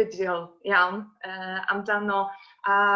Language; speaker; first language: Welsh; non-native, fluent; Polish